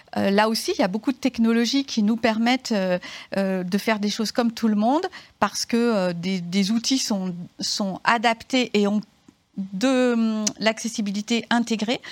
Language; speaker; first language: French; native; French